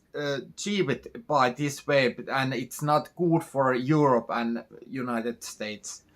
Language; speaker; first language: English; non-native, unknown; Finnish